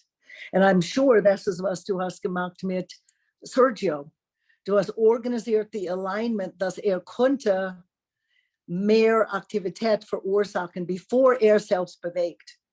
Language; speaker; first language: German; non-native, learner; English